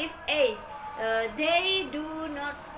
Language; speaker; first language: English; non-native, learner; Indonesian